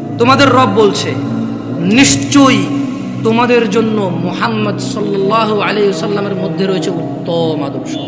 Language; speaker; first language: Bangla; early bilingual, heritage; Bangla